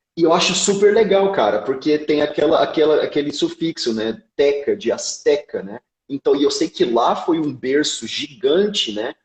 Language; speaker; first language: Portuguese; native; Portuguese